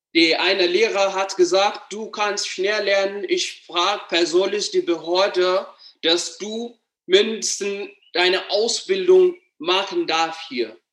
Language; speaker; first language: German; non-native, fluent; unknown